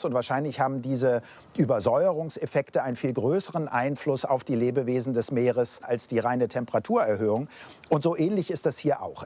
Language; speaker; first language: German; native; German